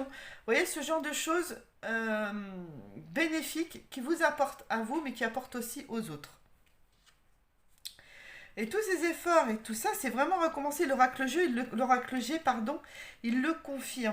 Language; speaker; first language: French; native; French